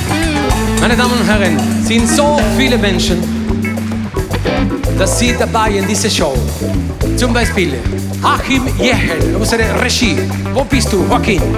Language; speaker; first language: German; non-native, learner; Spanish